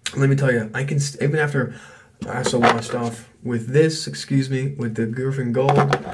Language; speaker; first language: English; native; English